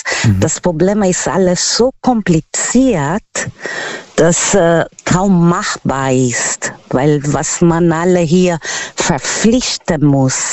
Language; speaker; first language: German; non-native, learner; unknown